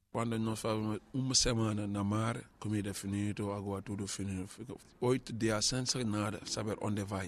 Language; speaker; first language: Portuguese; non-native, learner; Arabic